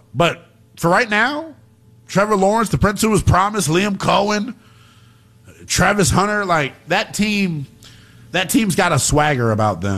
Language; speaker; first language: English; native; English